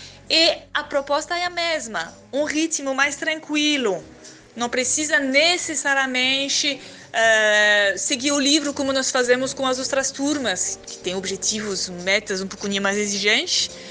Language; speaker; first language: Portuguese; non-native, fluent; French